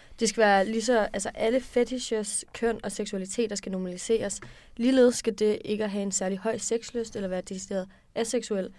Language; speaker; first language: Danish; native; Danish